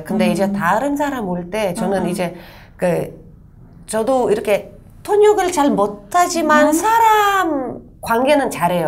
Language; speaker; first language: Korean; non-native, fluent; Russian